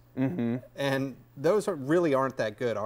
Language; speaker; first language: English; native; English